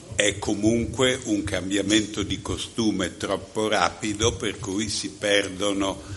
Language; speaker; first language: Italian; native; Italian